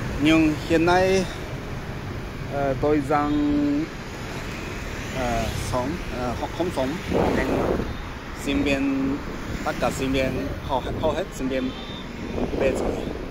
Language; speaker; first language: Vietnamese; non-native, learner; Japanese